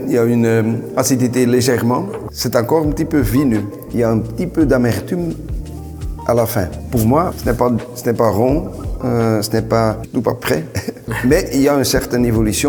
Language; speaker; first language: French; non-native, local second language; Dutch